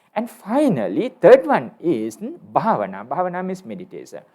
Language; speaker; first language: English; non-native, local second language; Sinhala